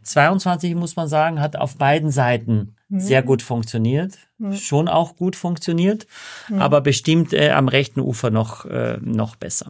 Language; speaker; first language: German; native; German